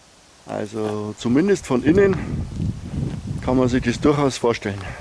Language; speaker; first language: German; native; German